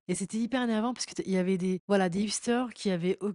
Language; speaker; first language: French; native; French